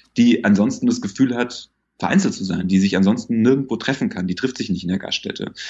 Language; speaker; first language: German; native; German